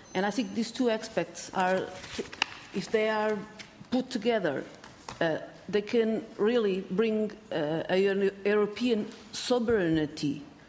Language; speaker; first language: English; non-native, learner; Portuguese